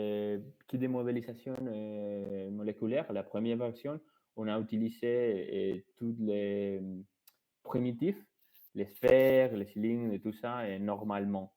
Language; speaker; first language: French; non-native, fluent; Spanish